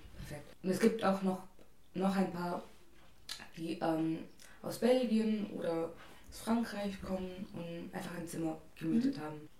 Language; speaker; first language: German; non-native, fluent; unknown